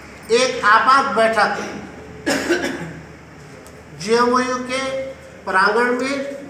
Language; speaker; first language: Hindi; native; Hindi